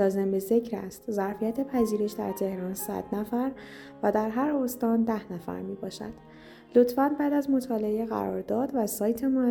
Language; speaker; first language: Persian; native; Persian